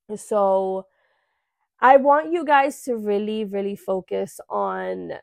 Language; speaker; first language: English; early bilingual, other home language; Spanish